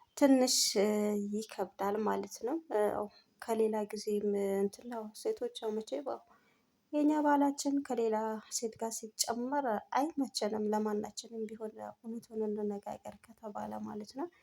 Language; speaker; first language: Amharic; non-native, local second language; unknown